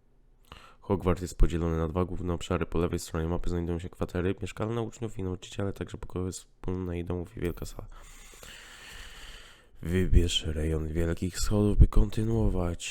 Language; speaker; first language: Polish; native; Polish